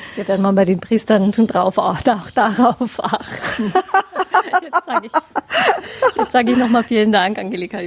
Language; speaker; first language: German; native; German